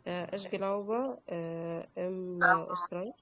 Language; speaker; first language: German; non-native, learner; Arabic